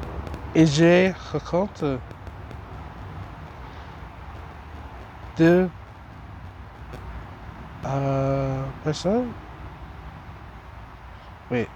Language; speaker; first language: French; non-native, learner; English